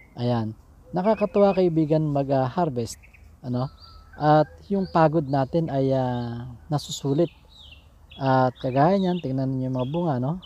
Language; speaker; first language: Filipino; native; Filipino